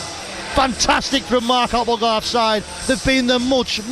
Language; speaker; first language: English; native; English